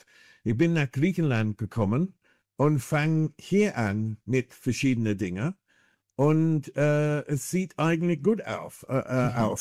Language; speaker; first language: German; non-native, fluent; English